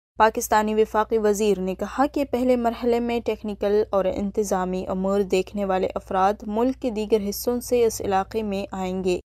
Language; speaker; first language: Urdu; non-native, local second language; Baluchi